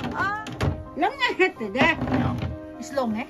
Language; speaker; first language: Norwegian; non-native, learner; Filipino